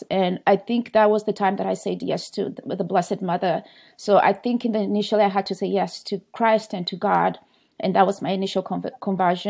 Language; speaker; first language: English; non-native, local second language; Ganda